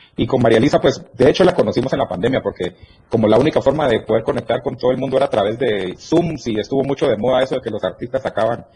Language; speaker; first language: Spanish; native; Spanish